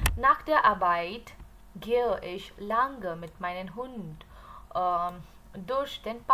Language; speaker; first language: German; non-native, learner; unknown